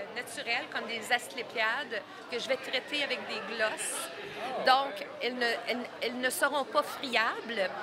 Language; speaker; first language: French; native; French